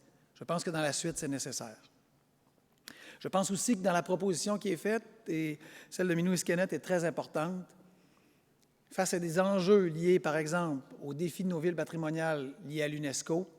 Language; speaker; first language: French; native; French